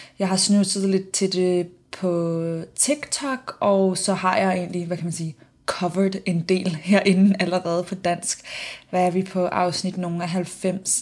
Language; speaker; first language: Danish; native; Danish